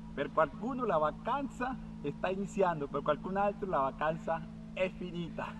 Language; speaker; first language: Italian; non-native, learner; Spanish